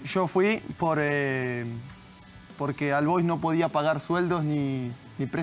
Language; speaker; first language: Portuguese; non-native, learner; Spanish